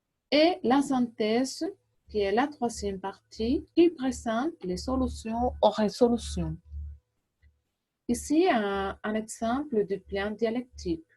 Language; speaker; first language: French; non-native, learner; Portuguese